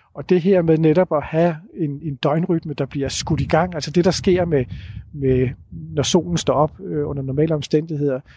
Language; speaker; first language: Danish; non-native, fluent; Dutch